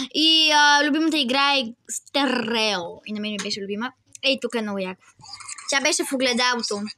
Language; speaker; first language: Bulgarian; early bilingual, other home language; Russian